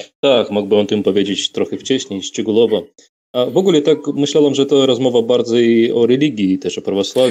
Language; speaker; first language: Polish; non-native, fluent; Russian